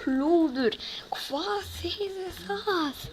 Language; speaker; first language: Icelandic; early bilingual, heritage; Swedish